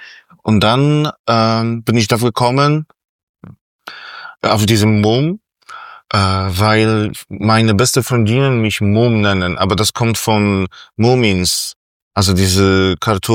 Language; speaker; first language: German; non-native, fluent; Polish